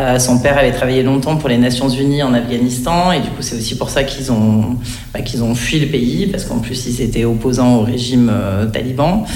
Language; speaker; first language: French; native; French